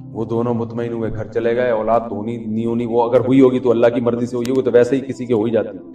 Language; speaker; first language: Urdu; native; Urdu